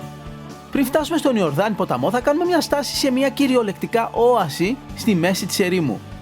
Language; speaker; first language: Greek; native; Greek